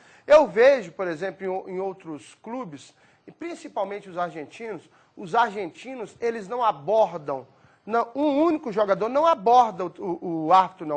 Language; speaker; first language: Portuguese; native; Portuguese